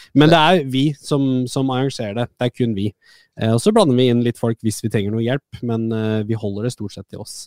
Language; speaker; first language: Norwegian; native; Norwegian